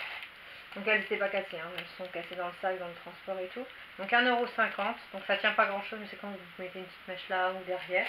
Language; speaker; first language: French; native; French